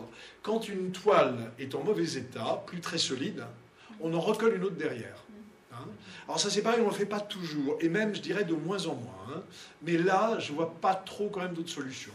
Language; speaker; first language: French; native; French